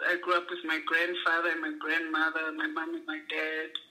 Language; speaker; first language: English; non-native, local second language; Xhosa